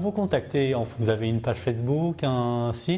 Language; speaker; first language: French; native; French